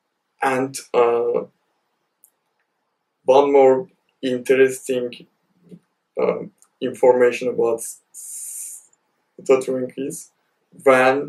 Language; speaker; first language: English; non-native, fluent; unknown